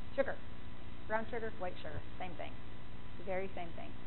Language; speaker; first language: English; native; English